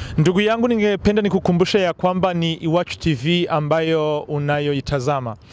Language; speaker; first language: Swahili; non-native, local second language; Kinyarwanda